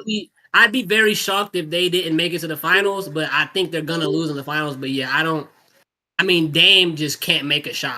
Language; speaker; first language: English; native; English